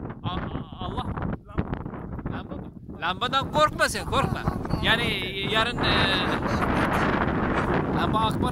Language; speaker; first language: Turkish; non-native, learner; Uzbek